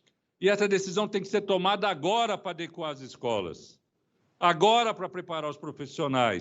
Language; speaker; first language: Portuguese; native; Portuguese